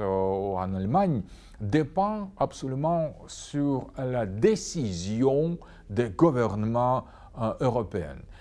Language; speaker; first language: French; non-native, fluent; Russian